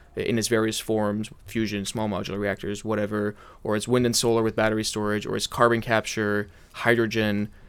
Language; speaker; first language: English; early bilingual, heritage; English